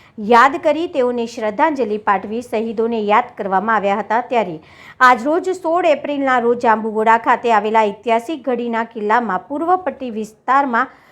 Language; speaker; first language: Gujarati; native; Gujarati